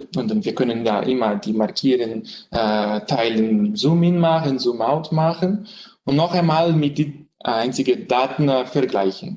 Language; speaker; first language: German; non-native, learner; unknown